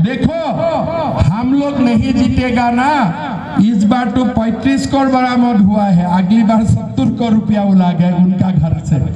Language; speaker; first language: Hindi; non-native, local second language; Assamese